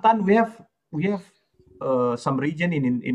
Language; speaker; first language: English; non-native, fluent; Indonesian